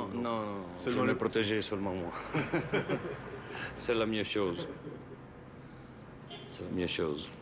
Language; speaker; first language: French; non-native, learner; Italian